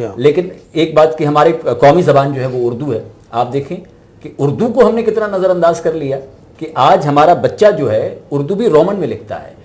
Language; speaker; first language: Urdu; non-native, local second language; Sindhi